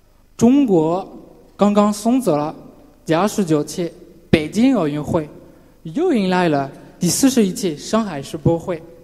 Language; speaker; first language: Chinese; non-native, learner; French